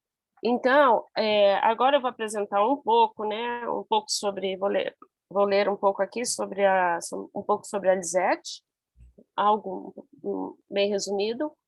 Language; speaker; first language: Portuguese; non-native, learner; Spanish